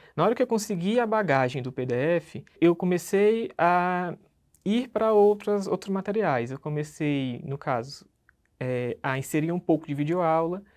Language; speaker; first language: Portuguese; native; Portuguese